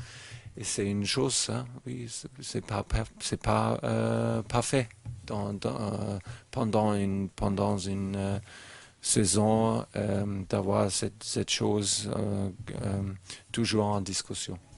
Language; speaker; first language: French; non-native, learner; German